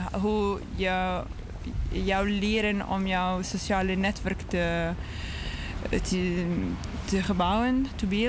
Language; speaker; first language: Dutch; non-native, learner; English